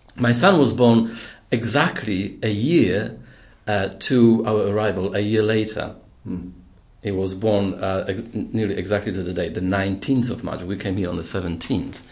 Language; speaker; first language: English; non-native, fluent; Polish